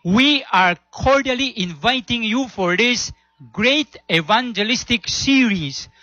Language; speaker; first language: English; non-native, local second language; Spanish